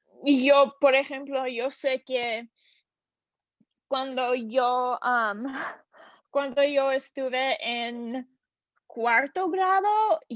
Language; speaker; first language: Spanish; non-native, learner; English